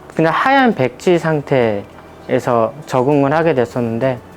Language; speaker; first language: Korean; native; Korean